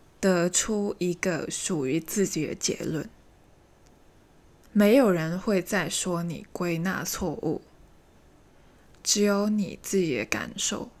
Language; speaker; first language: Chinese; native; Chinese